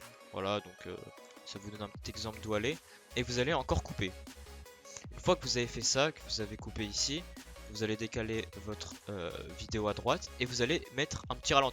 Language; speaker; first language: French; native; French